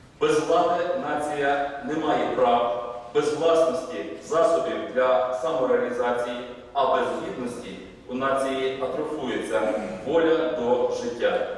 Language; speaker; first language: Ukrainian; native; Ukrainian